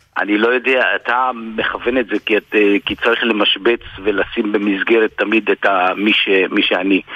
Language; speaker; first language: Hebrew; non-native, local second language; Arabic